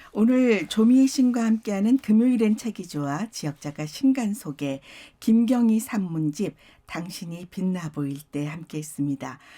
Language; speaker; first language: Korean; native; Korean